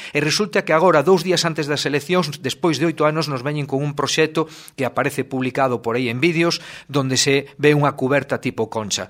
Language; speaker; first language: Galician; native; Galician